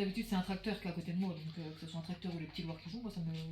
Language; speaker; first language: French; native; French